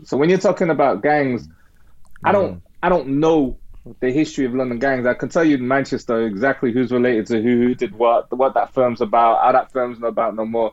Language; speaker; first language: English; native; English